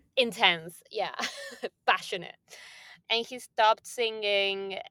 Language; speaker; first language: English; non-native, fluent; Spanish